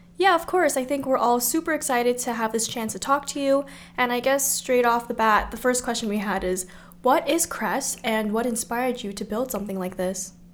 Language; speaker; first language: English; early bilingual, other home language; Korean